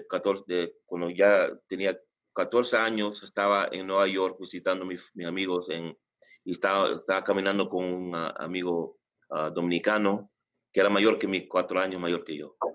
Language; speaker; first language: Spanish; early bilingual, heritage; English